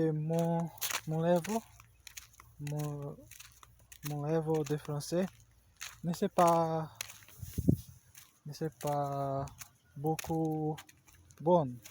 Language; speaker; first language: French; non-native, learner; Portuguese